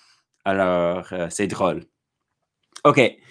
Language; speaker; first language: French; non-native, learner; English